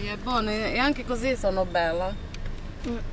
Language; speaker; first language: Italian; non-native, learner; Portuguese